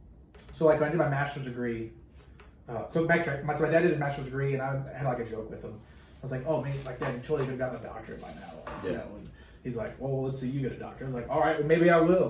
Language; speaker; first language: English; native; English